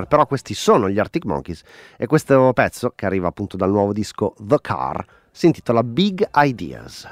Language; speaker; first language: Italian; native; Italian